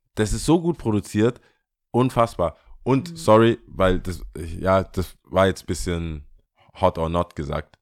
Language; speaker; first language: German; early bilingual, other home language; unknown